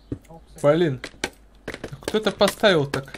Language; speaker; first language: Russian; native; Russian